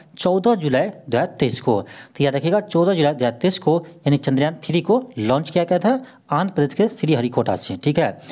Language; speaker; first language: Hindi; native; Hindi